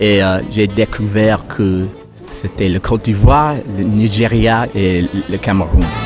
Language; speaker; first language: French; non-native, learner; English